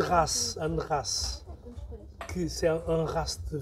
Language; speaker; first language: French; non-native, learner; Portuguese